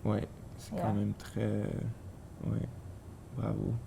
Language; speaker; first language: French; native; French